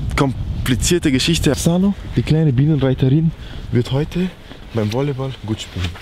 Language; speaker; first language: German; early bilingual, other home language; Persian